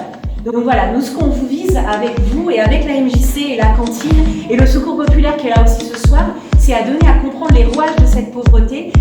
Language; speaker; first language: French; native; French